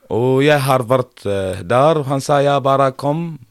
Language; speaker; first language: Norwegian; non-native, learner; Arabic